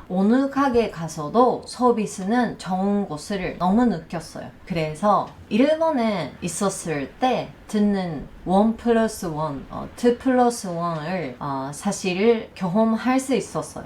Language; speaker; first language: Korean; non-native, learner; Japanese